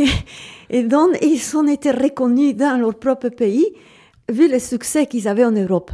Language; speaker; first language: French; native; French